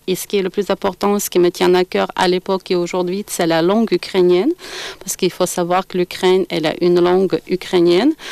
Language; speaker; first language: French; non-native, fluent; Ukrainian